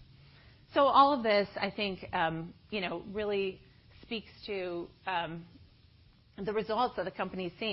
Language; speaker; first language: English; native; English